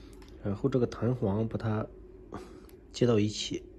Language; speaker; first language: Chinese; native; Chinese